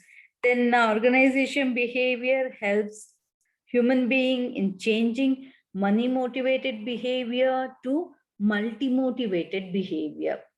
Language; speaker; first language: English; non-native, local second language; Kannada